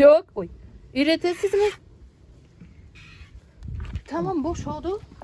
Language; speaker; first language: Turkish; non-native, learner; Russian